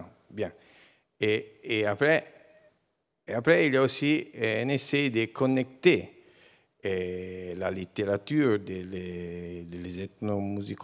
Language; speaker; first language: French; non-native, learner; Italian